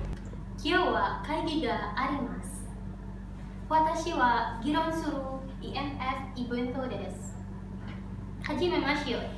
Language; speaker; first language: Japanese; non-native, learner; Indonesian